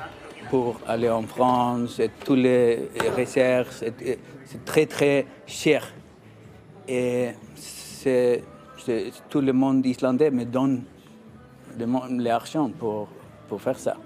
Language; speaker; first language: French; non-native, learner; Icelandic